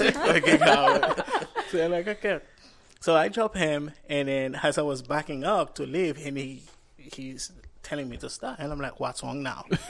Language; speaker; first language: English; non-native, fluent; Haitian Creole